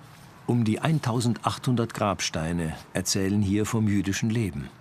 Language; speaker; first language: German; native; German